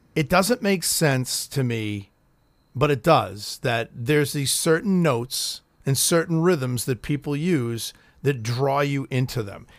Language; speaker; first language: English; native; English